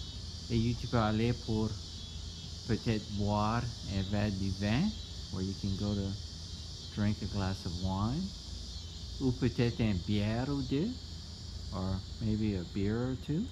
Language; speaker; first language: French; non-native, learner; English